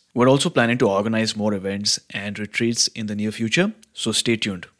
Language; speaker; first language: English; non-native, local second language; Hindi